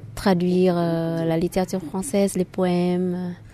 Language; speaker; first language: French; non-native, fluent; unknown